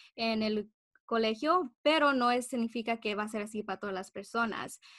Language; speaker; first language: Spanish; early bilingual, heritage; Spanish